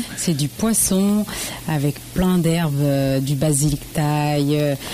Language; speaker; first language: French; native; French